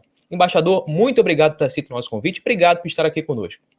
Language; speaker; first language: Portuguese; native; Portuguese